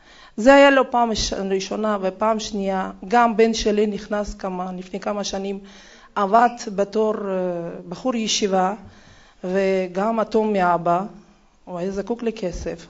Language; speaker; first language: Hebrew; non-native, fluent; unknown